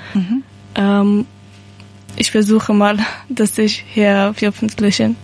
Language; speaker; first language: German; non-native, learner; Persian